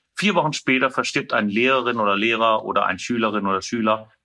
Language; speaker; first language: German; non-native, fluent; Danish